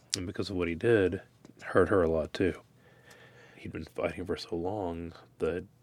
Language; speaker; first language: English; native; English